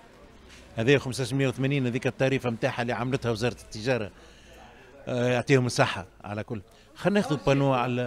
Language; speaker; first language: Arabic; native; Arabic